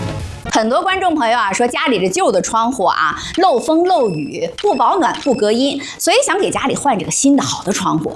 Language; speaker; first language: Chinese; native; Chinese